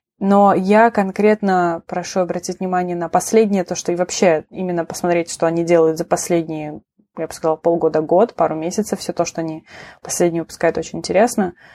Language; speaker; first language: Russian; native; Russian